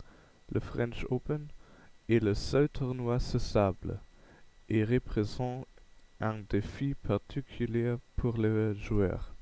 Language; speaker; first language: French; non-native, learner; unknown